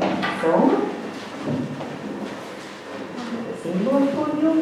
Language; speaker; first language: English; non-native, fluent; Hungarian